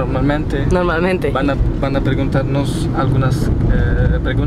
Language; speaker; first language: Spanish; non-native, learner; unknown